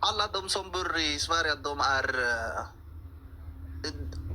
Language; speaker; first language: Swedish; non-native, fluent; Tigrinya